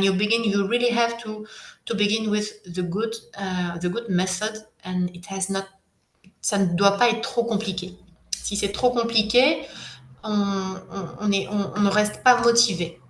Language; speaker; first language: French; native; French